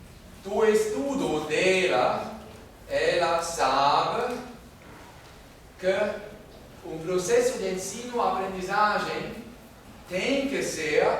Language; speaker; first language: Portuguese; non-native, fluent; German